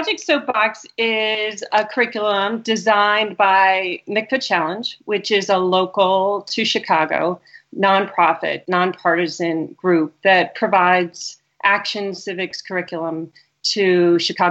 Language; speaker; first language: English; native; English